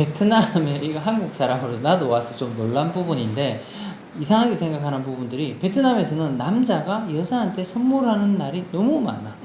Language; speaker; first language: Korean; non-native, local second language; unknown